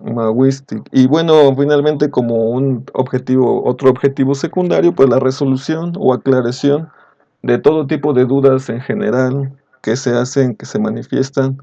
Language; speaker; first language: Spanish; native; Spanish